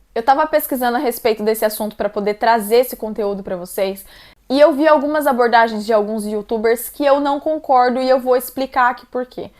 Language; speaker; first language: Portuguese; native; Portuguese